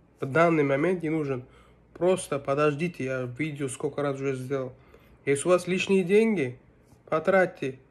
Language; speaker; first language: Russian; non-native, local second language; Uzbek